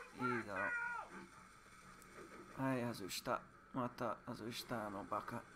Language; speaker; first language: Japanese; non-native, learner; English